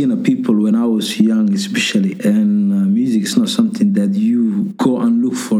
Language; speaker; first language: English; non-native, local second language; Somali